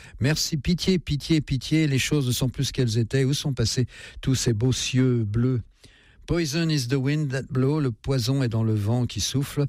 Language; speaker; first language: French; native; French